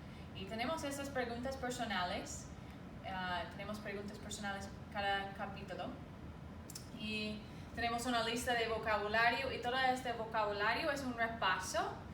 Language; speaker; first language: Spanish; non-native, fluent; English